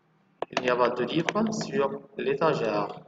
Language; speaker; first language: French; non-native, fluent; Arabic